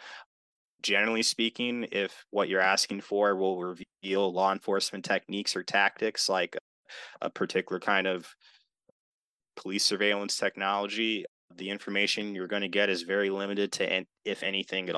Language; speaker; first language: English; native; English